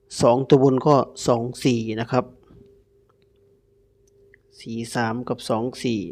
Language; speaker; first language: Thai; native; Thai